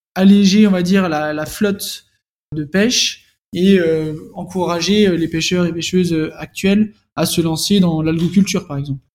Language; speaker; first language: French; native; French